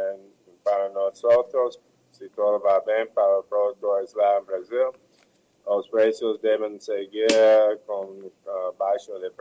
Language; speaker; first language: Portuguese; non-native, fluent; English